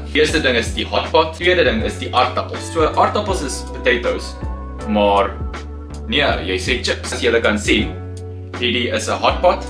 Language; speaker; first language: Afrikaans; non-native, learner; Korean